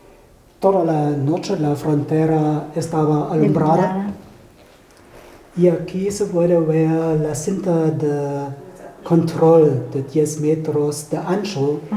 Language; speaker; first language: Spanish; non-native, fluent; German